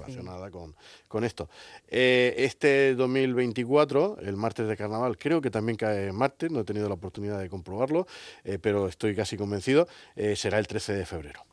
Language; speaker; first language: Spanish; native; Spanish